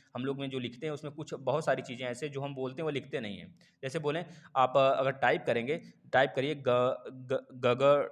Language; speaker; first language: Hindi; native; Hindi